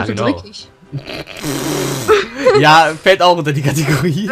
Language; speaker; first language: German; native; German